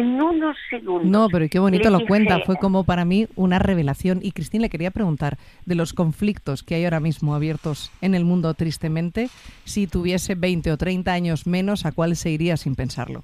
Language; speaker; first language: Spanish; native; Spanish